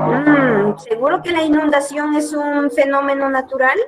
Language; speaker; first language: Spanish; native; Spanish